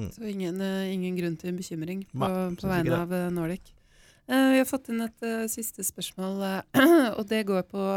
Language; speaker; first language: Norwegian; native; Norwegian